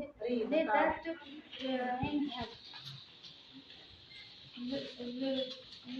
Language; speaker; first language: French; non-native, learner; Arabic